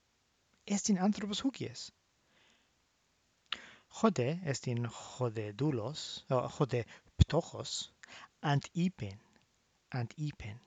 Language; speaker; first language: Greek; non-native, fluent; English